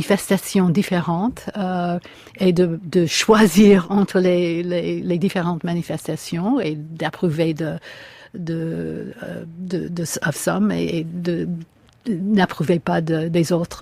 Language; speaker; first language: French; non-native, fluent; English